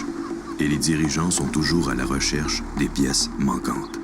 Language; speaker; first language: French; native; French